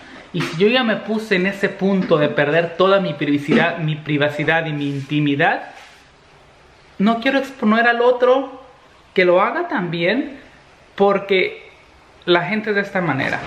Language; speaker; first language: Spanish; native; Spanish